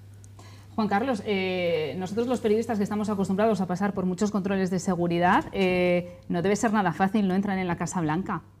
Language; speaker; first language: Spanish; native; Spanish